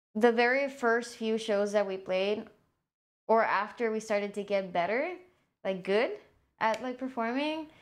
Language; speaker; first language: English; early bilingual, other home language; Spanish